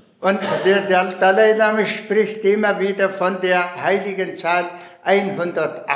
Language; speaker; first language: German; non-native, fluent; Mongolian